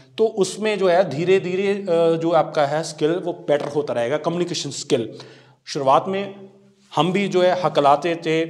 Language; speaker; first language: Hindi; non-native, local second language; Punjabi